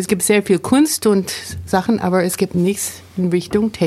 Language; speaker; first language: German; non-native, fluent; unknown